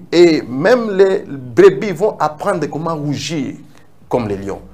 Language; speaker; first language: French; non-native, local second language; Lingala